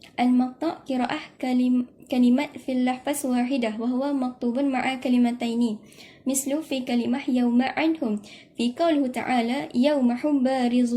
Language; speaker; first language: Arabic; non-native, learner; Malay